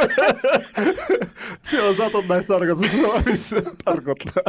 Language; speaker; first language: Finnish; non-native, fluent; Arabic